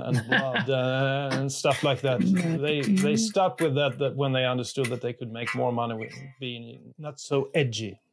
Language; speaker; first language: English; non-native, fluent; Swedish